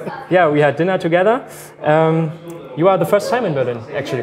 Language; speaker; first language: English; non-native, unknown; German